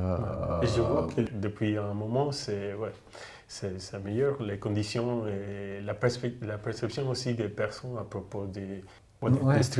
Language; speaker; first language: French; non-native, fluent; Spanish